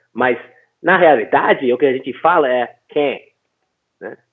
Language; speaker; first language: Portuguese; non-native, fluent; English